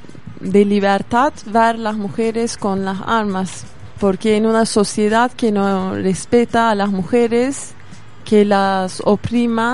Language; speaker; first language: Spanish; non-native, fluent; Kurdish